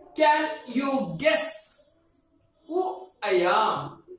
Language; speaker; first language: English; non-native, local second language; Kannada